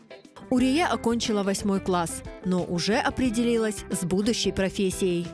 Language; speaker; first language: Russian; native; Russian